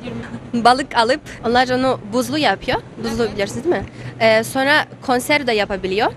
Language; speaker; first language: Turkish; non-native, fluent; Russian